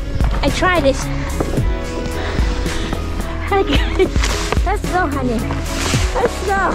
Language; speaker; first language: English; non-native, learner; Vietnamese